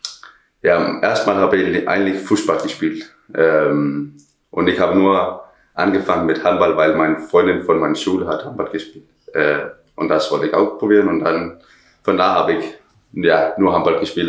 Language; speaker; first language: German; non-native, learner; Danish